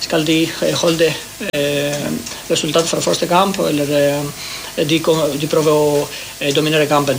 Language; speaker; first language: Norwegian; non-native, fluent; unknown